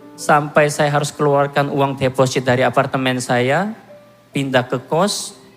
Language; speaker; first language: Indonesian; non-native, fluent; Korean